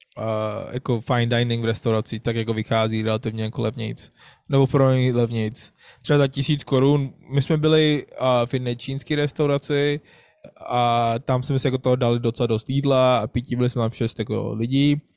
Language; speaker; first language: Czech; non-native, fluent; Urdu